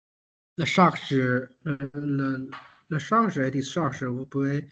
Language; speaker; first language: French; non-native, learner; Chinese